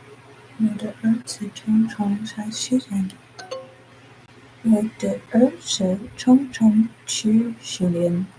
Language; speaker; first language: Chinese; non-native, learner; English